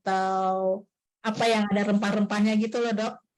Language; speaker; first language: Malay; native; Malay